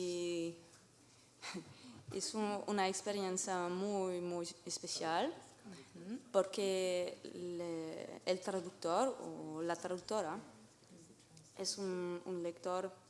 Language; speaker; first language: Spanish; non-native, learner; French